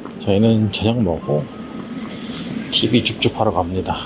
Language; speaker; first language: Korean; native; Korean